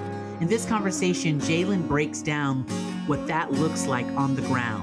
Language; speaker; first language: English; native; English